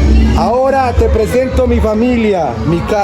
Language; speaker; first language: Spanish; native; Spanish